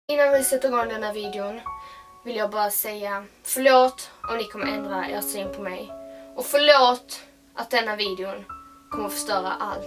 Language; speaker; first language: Swedish; native; Swedish